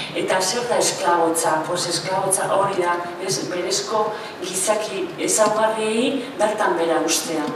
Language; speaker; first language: Basque; non-native, local second language; Spanish